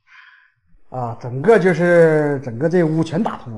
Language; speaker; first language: Chinese; native; Chinese